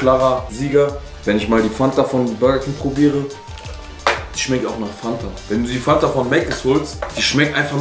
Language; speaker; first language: German; native; German